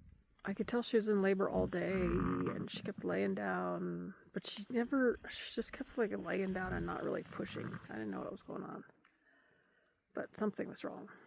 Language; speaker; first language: English; native; English